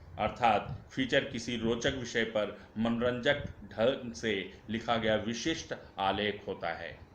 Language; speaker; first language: Hindi; non-native, local second language; Marathi